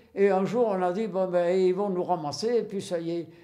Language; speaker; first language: French; native; French